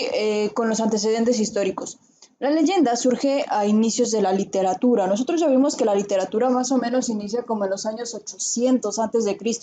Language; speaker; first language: Spanish; native; Spanish